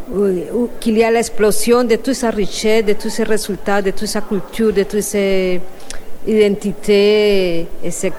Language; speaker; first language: French; non-native, fluent; Spanish